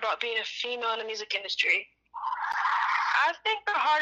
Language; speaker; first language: English; native; English